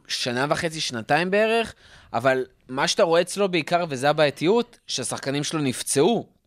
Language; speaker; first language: Hebrew; native; Hebrew